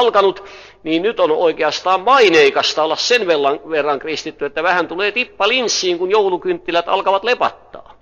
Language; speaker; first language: Finnish; native; Finnish